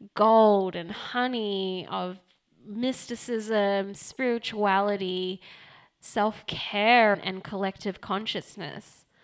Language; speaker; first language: English; early bilingual, other home language; Japanese